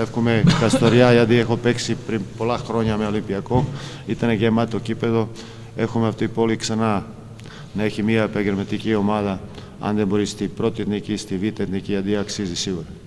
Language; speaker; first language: Greek; non-native, fluent; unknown